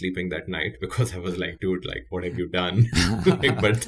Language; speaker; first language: English; non-native, local second language; Urdu